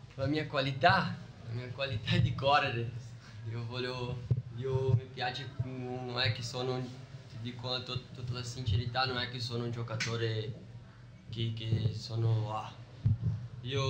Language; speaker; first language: Italian; non-native, fluent; Portuguese